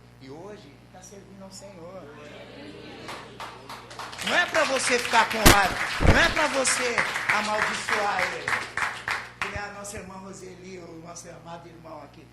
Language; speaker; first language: Portuguese; native; Portuguese